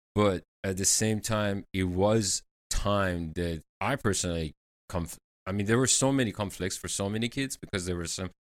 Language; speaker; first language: English; non-native, fluent; Persian